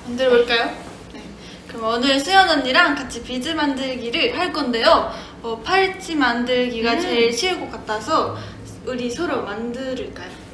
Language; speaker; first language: Korean; non-native, fluent; Japanese